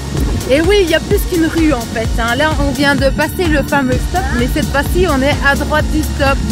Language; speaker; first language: French; native; French